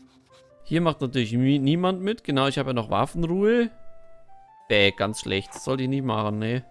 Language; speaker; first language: German; native; German